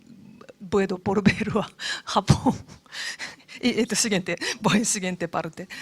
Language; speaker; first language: Spanish; non-native, learner; Japanese